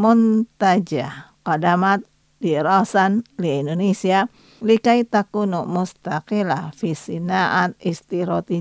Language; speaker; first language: Arabic; non-native, fluent; Indonesian